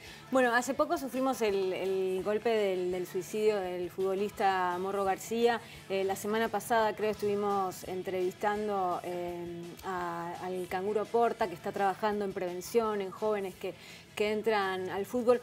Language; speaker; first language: Spanish; native; Spanish